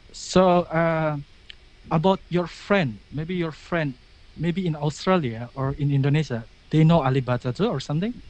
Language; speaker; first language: English; non-native, learner; Indonesian